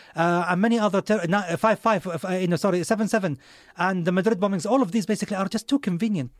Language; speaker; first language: English; non-native, fluent; Arabic